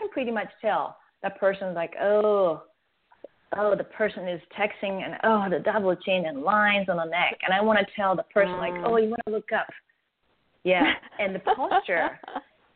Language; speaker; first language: English; non-native, fluent; Japanese